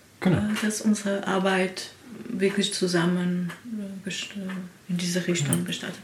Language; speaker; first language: German; non-native, learner; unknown